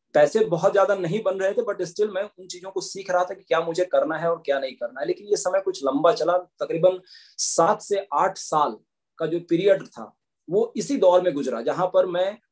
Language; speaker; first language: Hindi; native; Hindi